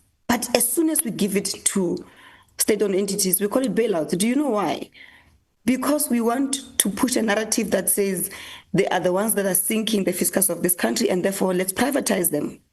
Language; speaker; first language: English; non-native, local second language; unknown